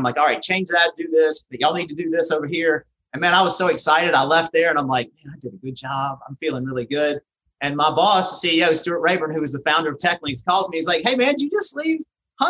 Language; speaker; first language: English; native; English